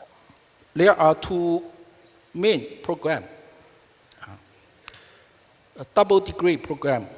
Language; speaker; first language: English; non-native, fluent; Chinese